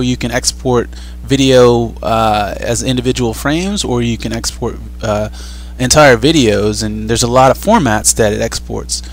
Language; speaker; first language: English; native; English